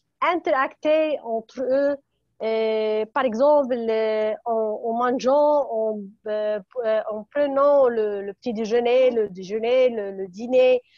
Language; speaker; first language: French; non-native, fluent; Arabic